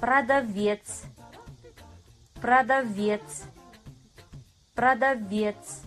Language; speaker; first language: Russian; non-native, fluent; Kazakh